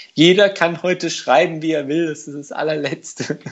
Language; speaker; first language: German; non-native, fluent; Hungarian